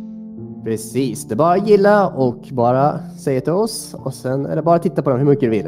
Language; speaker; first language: Swedish; native; Swedish